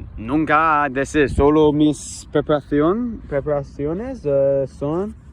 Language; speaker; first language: Spanish; non-native, learner; English